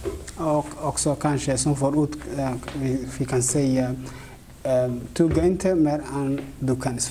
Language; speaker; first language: Swedish; non-native, fluent; Somali